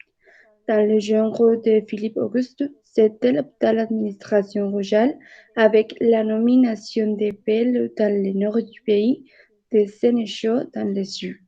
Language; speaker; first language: French; non-native, learner; Spanish